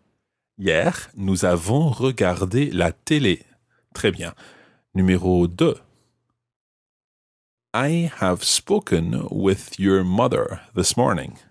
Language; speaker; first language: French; non-native, fluent; English